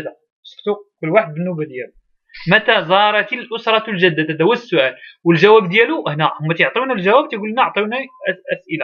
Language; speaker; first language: Arabic; native; Arabic